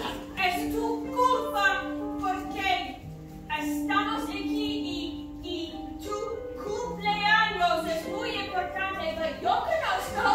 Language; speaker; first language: Spanish; non-native, learner; English